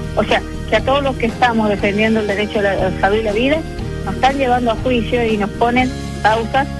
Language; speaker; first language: Spanish; native; Spanish